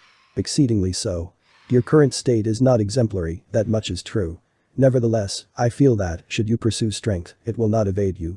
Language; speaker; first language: English; native; English